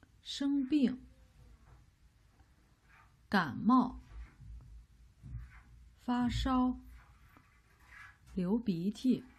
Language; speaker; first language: Chinese; native; Chinese